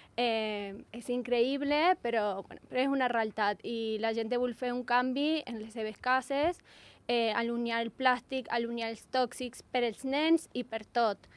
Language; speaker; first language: Catalan; non-native, learner; Spanish